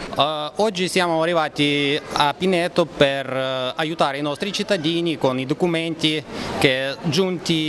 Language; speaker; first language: Italian; non-native, fluent; Ukrainian